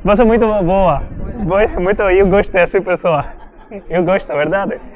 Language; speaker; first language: Portuguese; non-native, learner; Bangla